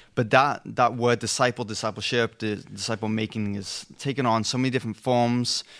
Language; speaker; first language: English; native; English